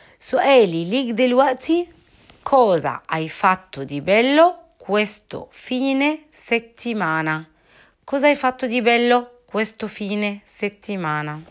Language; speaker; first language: Italian; non-native, fluent; Arabic